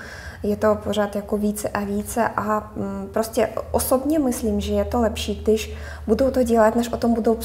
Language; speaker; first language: Czech; non-native, fluent; Russian